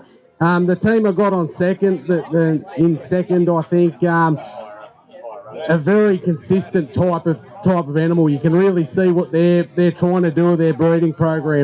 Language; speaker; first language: English; native; English